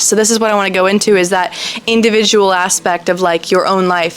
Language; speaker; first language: English; native; English